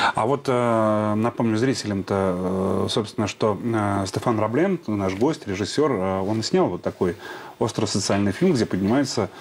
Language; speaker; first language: Russian; native; Russian